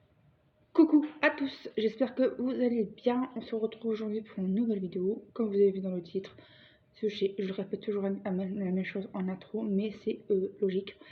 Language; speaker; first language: French; native; French